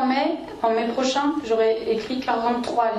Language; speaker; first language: French; native; French